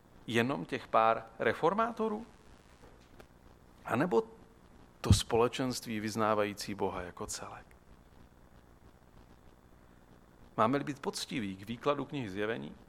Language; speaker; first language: Czech; native; Czech